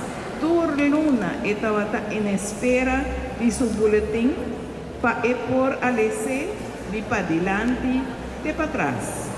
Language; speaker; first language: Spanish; non-native, local second language; Papiamento